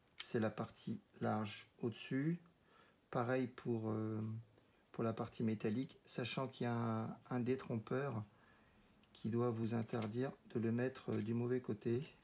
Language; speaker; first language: French; native; French